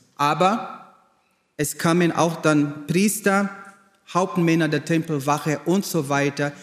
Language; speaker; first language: German; non-native, fluent; Portuguese